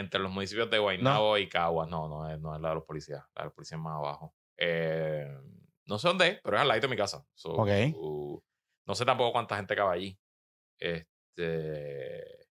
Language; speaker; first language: Spanish; native; Spanish